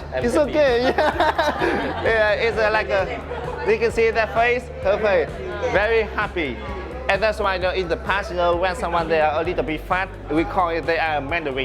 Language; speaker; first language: English; non-native, fluent; Vietnamese